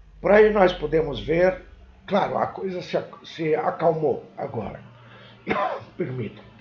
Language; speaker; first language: Portuguese; native; Portuguese